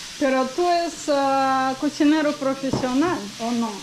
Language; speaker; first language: Spanish; non-native, learner; English